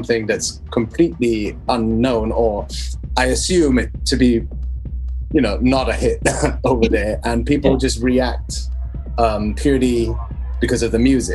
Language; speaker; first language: English; non-native, local second language; Cantonese